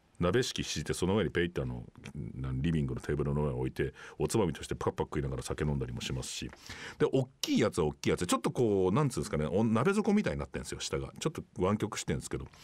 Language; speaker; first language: Japanese; native; Japanese